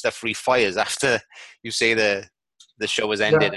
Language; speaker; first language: English; native; English